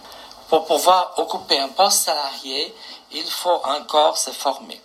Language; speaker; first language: French; non-native, fluent; Portuguese